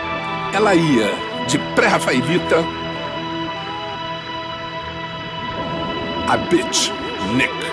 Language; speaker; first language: Portuguese; native; Portuguese